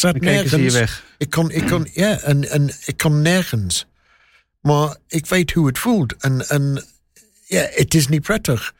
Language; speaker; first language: Dutch; non-native, learner; English